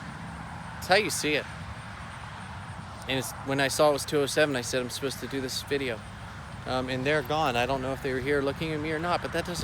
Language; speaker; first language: English; native; English